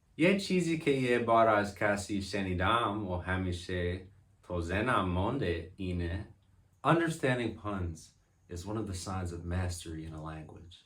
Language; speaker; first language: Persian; non-native, learner; English